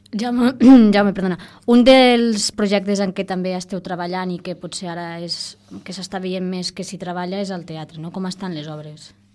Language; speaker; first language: Catalan; native; Catalan